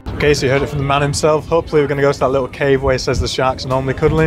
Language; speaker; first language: English; native; English